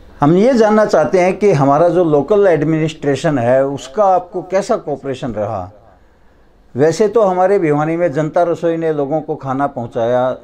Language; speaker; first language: Hindi; native; Hindi